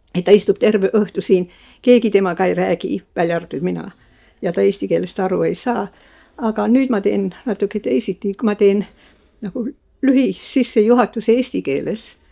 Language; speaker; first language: Estonian; early bilingual, heritage; Estonian